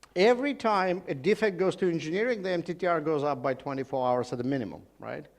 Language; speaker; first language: English; non-native, fluent; Russian